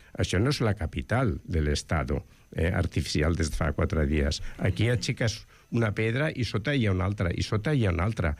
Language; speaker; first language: Catalan; native; Catalan